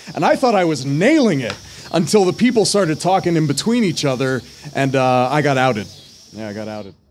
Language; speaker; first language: English; native; English